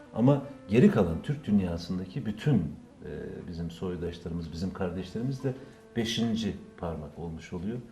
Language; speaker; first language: Turkish; native; Turkish